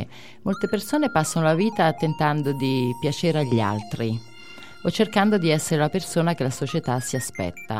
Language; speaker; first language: Italian; native; Italian